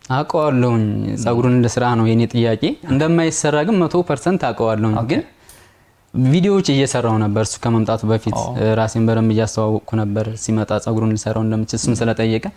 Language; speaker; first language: Amharic; native; Amharic